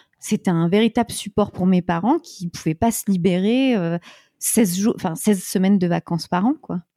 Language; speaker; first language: French; native; French